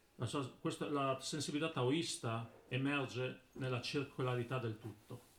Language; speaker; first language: Italian; native; Italian